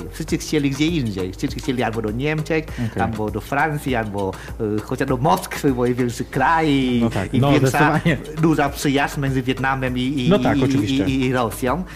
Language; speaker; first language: Polish; non-native, fluent; Vietnamese